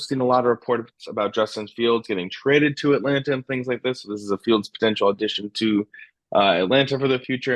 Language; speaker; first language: English; native; English